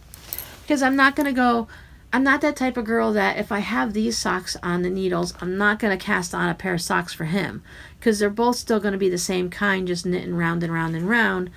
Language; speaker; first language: English; native; English